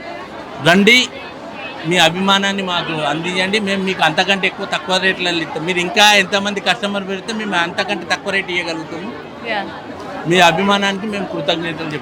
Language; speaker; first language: Telugu; native; Telugu